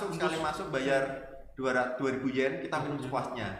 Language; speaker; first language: Indonesian; native; Indonesian